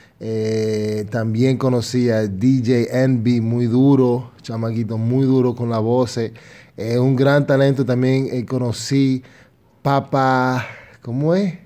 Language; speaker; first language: Spanish; early bilingual, heritage; Spanish